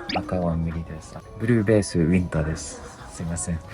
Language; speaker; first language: Japanese; non-native, fluent; English